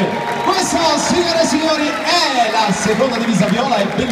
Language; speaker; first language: Italian; native; Italian